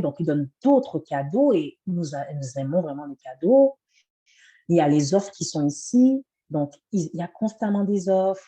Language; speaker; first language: French; native; French